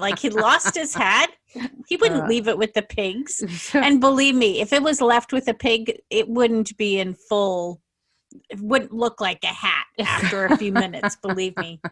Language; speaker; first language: English; native; English